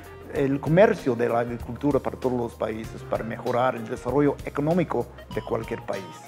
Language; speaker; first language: Spanish; non-native, fluent; English